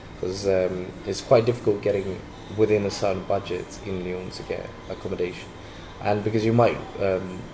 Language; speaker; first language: English; non-native, fluent; Swedish